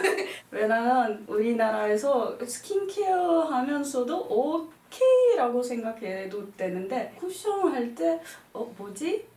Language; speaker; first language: Korean; non-native, fluent; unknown